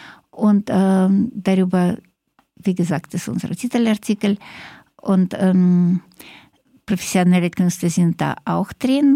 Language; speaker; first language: German; non-native, fluent; Russian